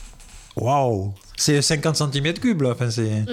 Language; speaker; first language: French; native; French